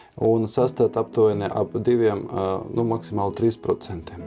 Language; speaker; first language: Latvian; non-native, local second language; Russian